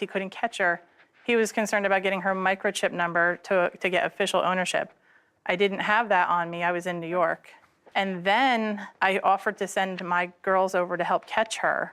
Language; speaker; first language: English; native; English